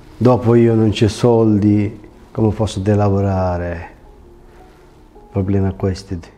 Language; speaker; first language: Italian; non-native, learner; Bangla